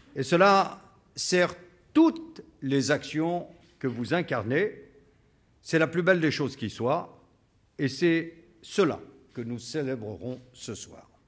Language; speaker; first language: French; native; French